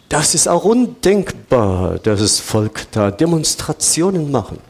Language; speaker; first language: German; non-native, fluent; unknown